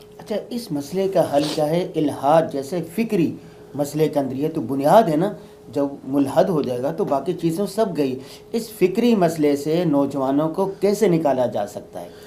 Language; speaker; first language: Urdu; native; Urdu